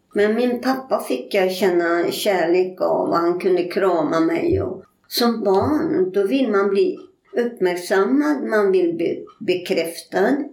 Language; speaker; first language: Swedish; native; Swedish